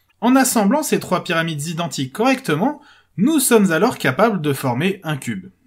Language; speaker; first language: French; native; French